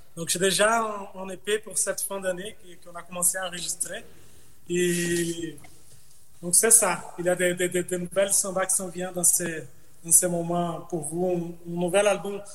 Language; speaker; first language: French; non-native, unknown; Portuguese